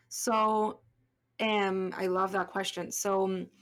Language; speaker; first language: English; non-native, fluent; Spanish